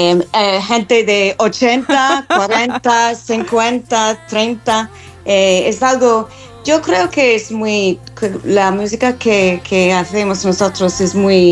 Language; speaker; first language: Spanish; non-native, fluent; English